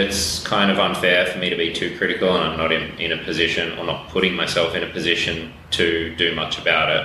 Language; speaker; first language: English; native; English